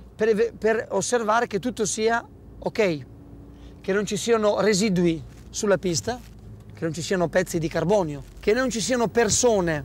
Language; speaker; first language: Italian; native; Italian